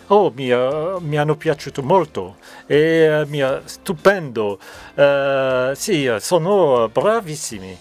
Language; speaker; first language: Italian; non-native, learner; French